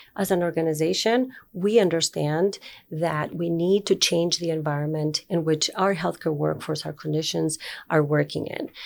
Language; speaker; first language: English; non-native, fluent; Spanish